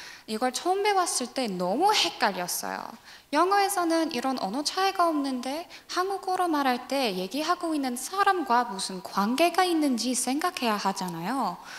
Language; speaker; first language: Korean; non-native, learner; English